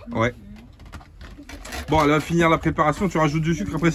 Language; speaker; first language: French; native; French